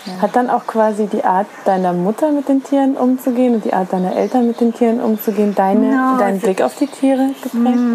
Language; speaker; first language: German; native; German